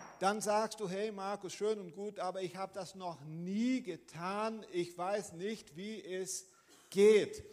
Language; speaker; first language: German; non-native, fluent; Portuguese